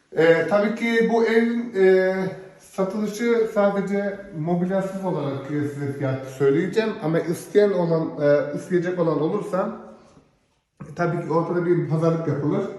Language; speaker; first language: Turkish; native; Turkish